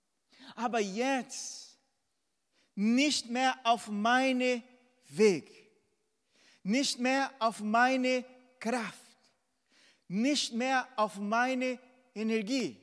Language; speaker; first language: German; non-native, fluent; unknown